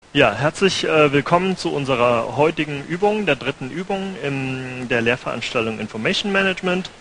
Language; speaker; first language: German; native; German